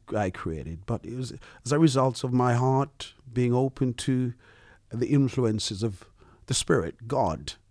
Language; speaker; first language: English; early bilingual, other home language; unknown